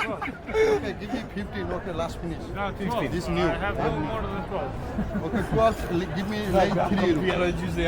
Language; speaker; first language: English; non-native, learner; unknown